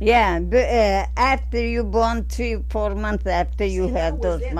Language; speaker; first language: English; non-native, learner; Armenian